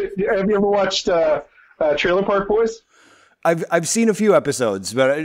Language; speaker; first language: English; native; English